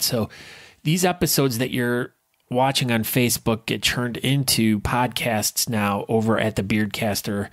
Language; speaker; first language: English; native; English